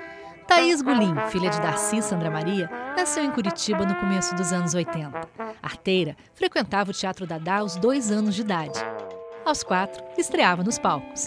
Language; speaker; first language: Portuguese; native; Portuguese